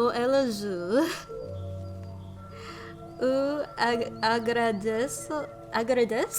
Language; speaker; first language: Portuguese; non-native, learner; English